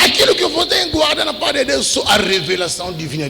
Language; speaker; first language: Portuguese; non-native, learner; Lingala